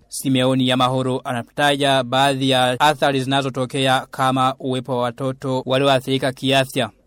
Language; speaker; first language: Swahili; non-native, local second language; Rundi